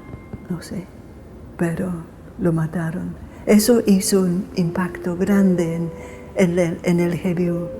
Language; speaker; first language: Spanish; non-native, fluent; English